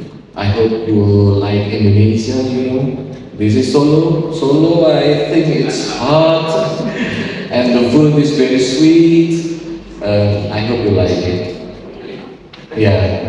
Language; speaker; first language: English; non-native, fluent; Indonesian